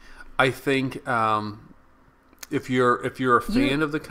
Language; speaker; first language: English; native; English